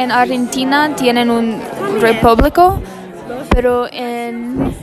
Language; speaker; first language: Spanish; non-native, learner; English